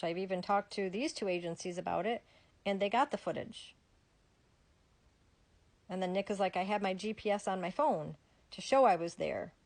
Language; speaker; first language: English; native; English